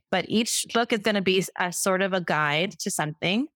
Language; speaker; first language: English; native; English